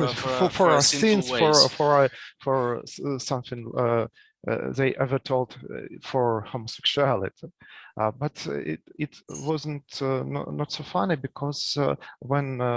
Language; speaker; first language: English; non-native, learner; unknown